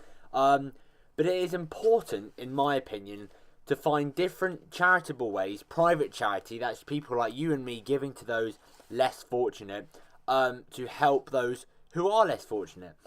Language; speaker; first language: English; native; English